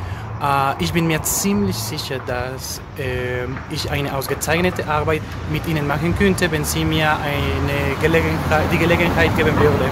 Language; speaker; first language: German; non-native, learner; Spanish